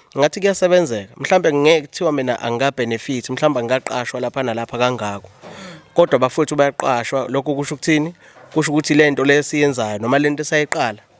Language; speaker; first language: Zulu; native; Zulu